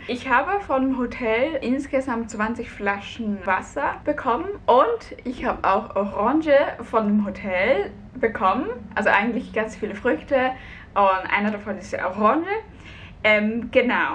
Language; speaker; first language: German; non-native, fluent; Cantonese